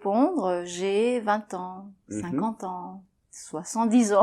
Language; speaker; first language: French; native; French